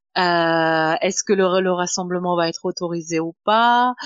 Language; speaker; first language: French; non-native, fluent; German